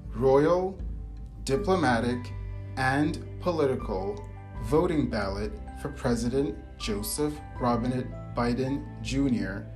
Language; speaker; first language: English; native; English